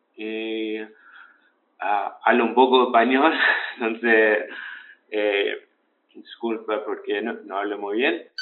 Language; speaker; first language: Spanish; early bilingual, heritage; English